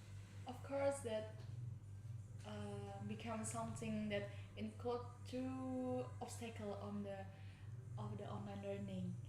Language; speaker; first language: English; non-native, learner; Indonesian